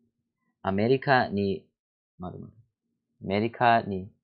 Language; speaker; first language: Japanese; non-native, learner; English